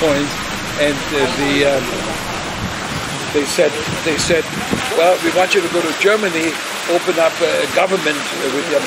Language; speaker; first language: English; non-native, fluent; German